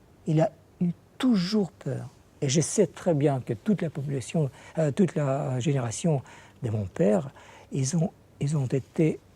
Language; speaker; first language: French; non-native, fluent; Russian